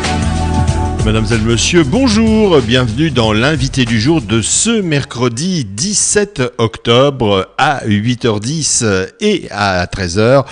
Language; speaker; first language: French; native; French